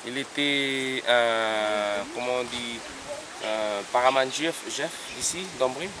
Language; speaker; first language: French; non-native, learner; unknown